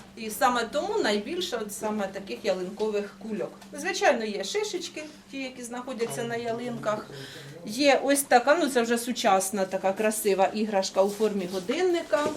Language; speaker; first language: Ukrainian; native; Ukrainian